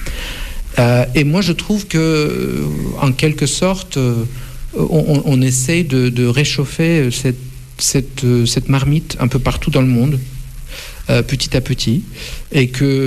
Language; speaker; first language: French; non-native, fluent; Russian